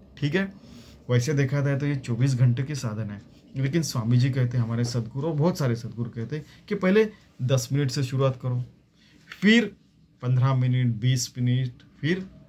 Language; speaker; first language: Hindi; non-native, local second language; Marathi